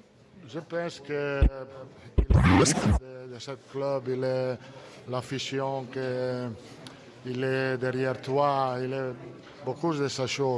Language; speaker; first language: French; non-native, learner; Italian